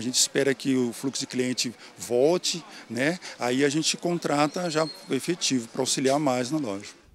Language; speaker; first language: Portuguese; native; Portuguese